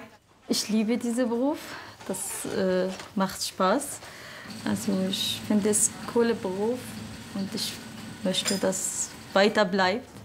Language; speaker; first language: German; non-native, learner; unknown